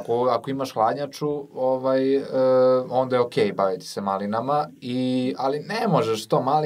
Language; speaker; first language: Serbian; native; Serbian